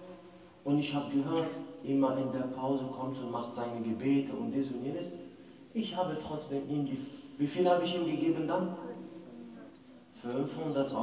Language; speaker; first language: German; non-native, fluent; Arabic